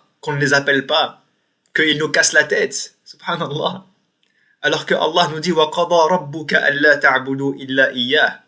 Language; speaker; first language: French; native; French